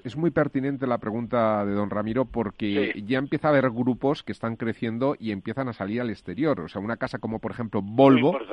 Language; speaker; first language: Spanish; native; Spanish